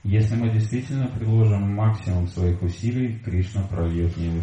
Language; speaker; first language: Russian; native; Russian